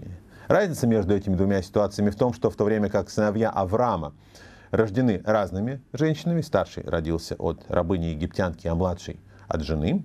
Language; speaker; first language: Russian; native; Russian